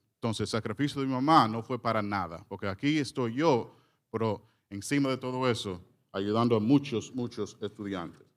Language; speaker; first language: Spanish; early bilingual, heritage; Spanish